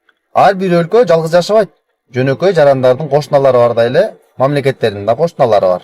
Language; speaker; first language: Kyrgyz; native; Kyrgyz